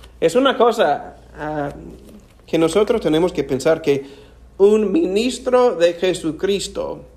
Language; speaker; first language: Spanish; non-native, fluent; English